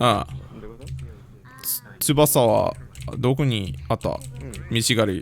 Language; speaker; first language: Japanese; non-native, learner; English